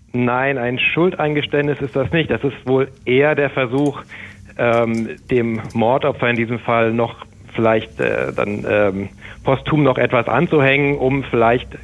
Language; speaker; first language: German; native; German